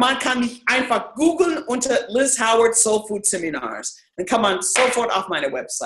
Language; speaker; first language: German; non-native, fluent; English